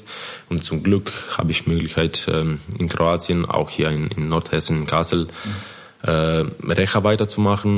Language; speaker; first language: German; non-native, fluent; Croatian